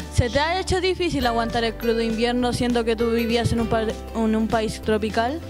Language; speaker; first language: Spanish; native; Spanish